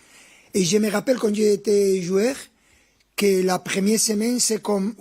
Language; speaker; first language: French; non-native, fluent; Spanish